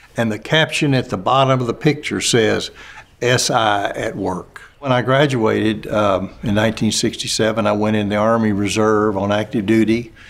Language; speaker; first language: English; native; English